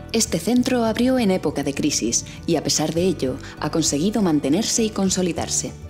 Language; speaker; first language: Spanish; native; Spanish